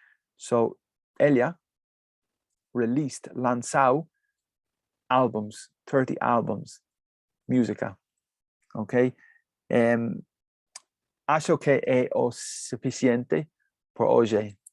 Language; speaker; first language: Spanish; non-native, fluent; English